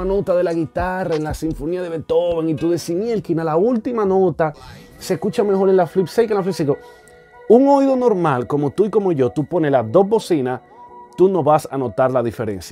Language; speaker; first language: Spanish; native; Spanish